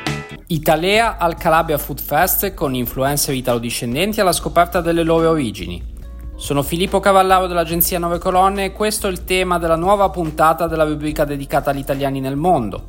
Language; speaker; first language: Italian; native; Italian